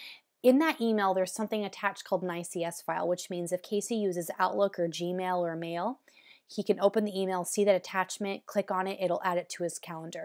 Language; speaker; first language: English; native; English